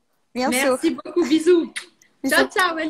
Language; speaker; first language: French; non-native, fluent; Portuguese